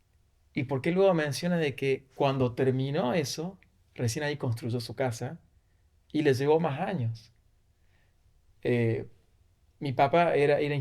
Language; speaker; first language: Spanish; native; Spanish